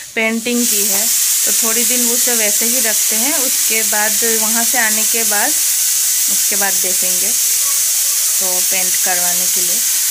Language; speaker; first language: Hindi; non-native, local second language; Bangla